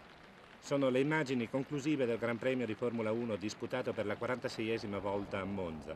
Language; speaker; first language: Italian; native; Italian